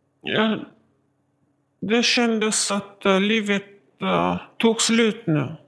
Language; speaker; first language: Swedish; non-native, learner; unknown